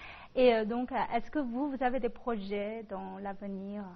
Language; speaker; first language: French; non-native, fluent; Chinese